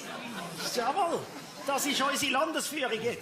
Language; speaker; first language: German; native; German